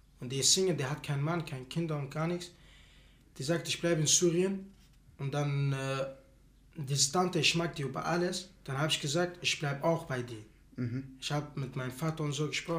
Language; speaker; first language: German; non-native, learner; Arabic